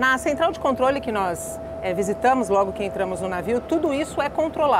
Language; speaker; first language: Portuguese; native; Portuguese